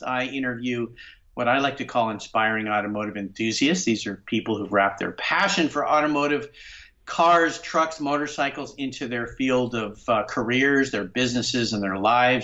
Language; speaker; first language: English; native; English